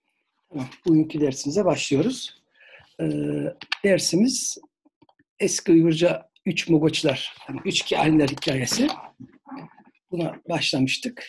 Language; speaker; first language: Turkish; native; Turkish